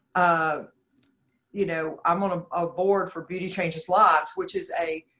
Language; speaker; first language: English; native; English